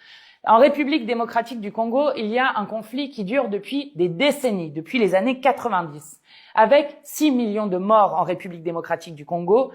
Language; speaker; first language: French; native; French